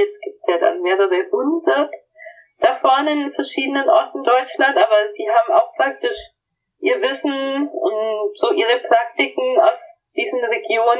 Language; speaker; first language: German; native; German